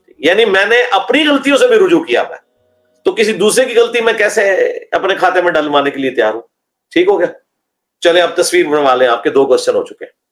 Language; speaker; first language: Urdu; non-native, local second language; Punjabi